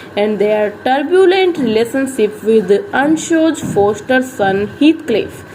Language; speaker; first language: English; non-native, local second language; Hindi